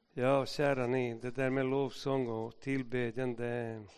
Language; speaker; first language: Swedish; non-native, fluent; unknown